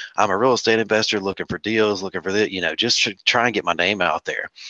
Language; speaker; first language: English; native; English